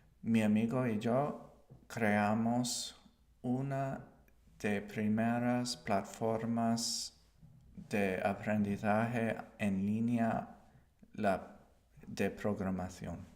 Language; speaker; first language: Spanish; non-native, learner; English